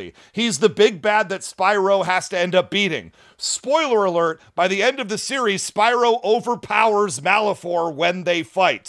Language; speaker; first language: English; native; English